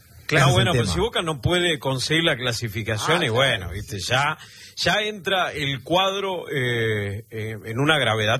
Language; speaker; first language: Spanish; native; Spanish